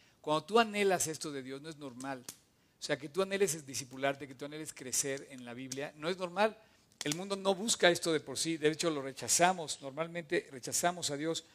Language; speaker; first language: Spanish; native; Spanish